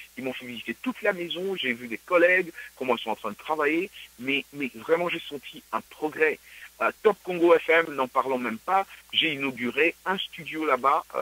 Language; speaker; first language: French; non-native, local second language; Luba-Lulua